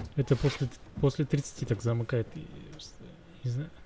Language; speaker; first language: Russian; non-native, local second language; Kazakh